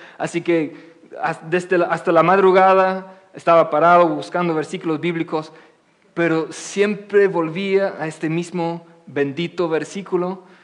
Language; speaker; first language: Spanish; non-native, fluent; English